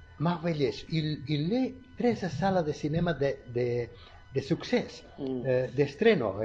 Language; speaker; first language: French; non-native, learner; Catalan